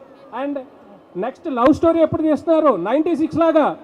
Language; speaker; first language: Telugu; non-native, learner; Tamil